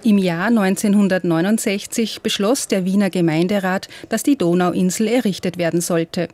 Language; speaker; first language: German; native; German